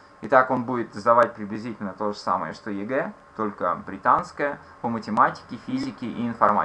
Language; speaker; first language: Russian; native; Russian